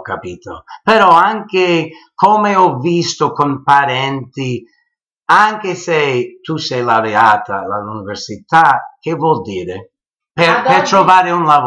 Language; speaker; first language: Italian; early bilingual, heritage; English